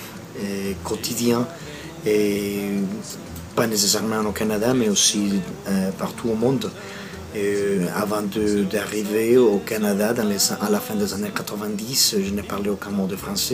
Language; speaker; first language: French; non-native, fluent; Spanish